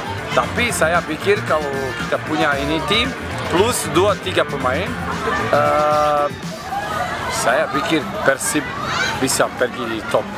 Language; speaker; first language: Indonesian; non-native, learner; Serbian